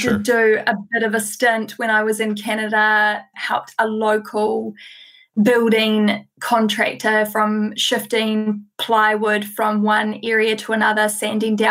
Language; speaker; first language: English; native; English